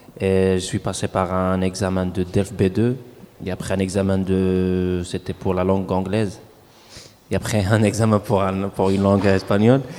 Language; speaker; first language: French; non-native, local second language; Arabic